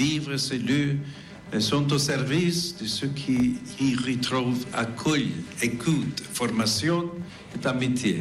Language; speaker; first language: French; non-native, fluent; English